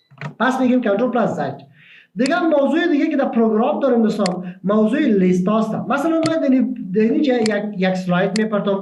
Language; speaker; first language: Persian; native; Persian